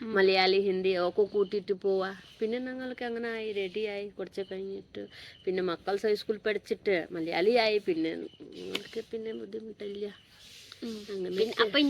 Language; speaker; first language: Malayalam; non-native, local second language; Hindi